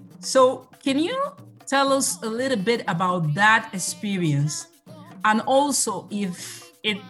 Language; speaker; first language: English; non-native, local second language; Spanish